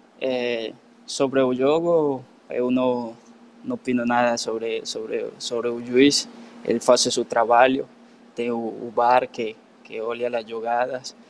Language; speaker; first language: Portuguese; non-native, learner; Spanish